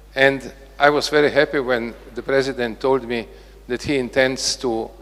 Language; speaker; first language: English; non-native, fluent; Slovenian